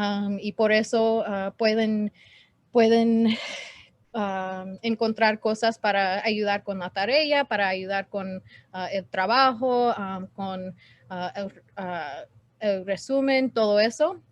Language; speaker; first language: Spanish; non-native, learner; English